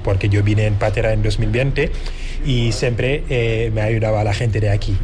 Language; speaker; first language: Spanish; non-native, fluent; Wolof